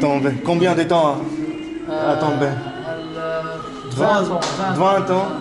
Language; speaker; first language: French; non-native, learner; Spanish